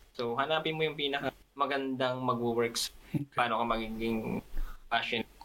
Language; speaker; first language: Filipino; non-native, local second language; Pangasinan